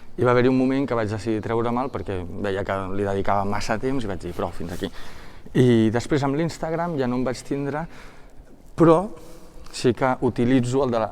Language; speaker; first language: Catalan; native; Catalan